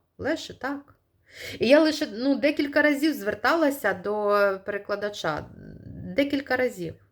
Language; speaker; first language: Ukrainian; non-native, local second language; Russian